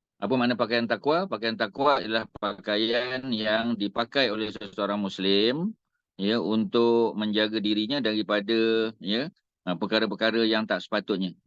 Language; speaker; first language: Malay; native; Malay